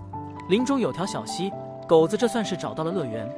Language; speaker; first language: Chinese; native; Chinese